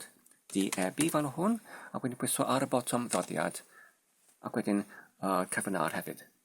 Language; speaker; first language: Welsh; non-native, learner; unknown